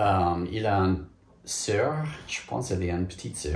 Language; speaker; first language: French; non-native, fluent; English